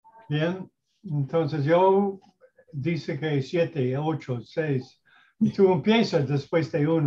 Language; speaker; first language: Spanish; non-native, learner; English